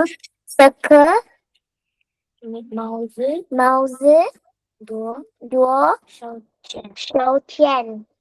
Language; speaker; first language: Chinese; non-native, learner; Tamil